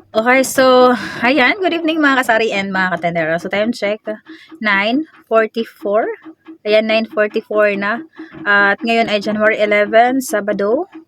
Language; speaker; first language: Filipino; non-native, local second language; Waray